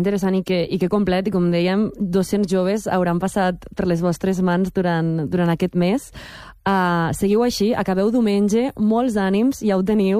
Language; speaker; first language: Catalan; native; Catalan